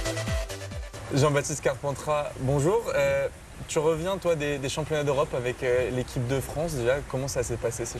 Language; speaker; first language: French; native; French